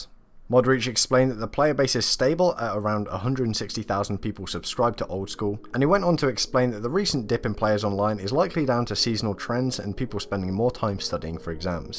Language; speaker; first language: English; native; English